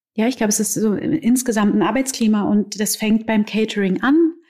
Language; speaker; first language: German; native; German